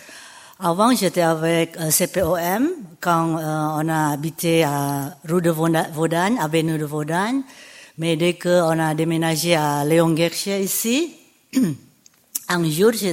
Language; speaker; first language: French; non-native, fluent; Indonesian